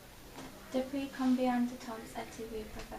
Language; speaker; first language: French; non-native, learner; English